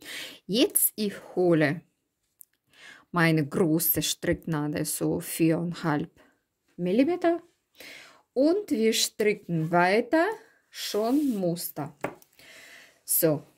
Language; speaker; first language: German; non-native, learner; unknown